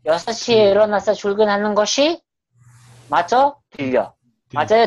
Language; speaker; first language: Korean; non-native, fluent; Mongolian